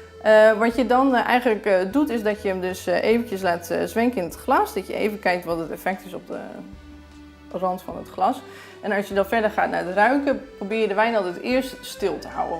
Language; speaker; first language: Dutch; native; Dutch